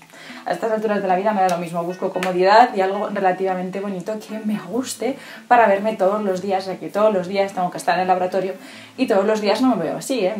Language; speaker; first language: Spanish; native; Spanish